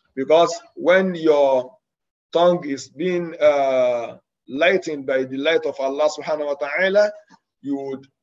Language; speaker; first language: English; non-native, local second language; Yoruba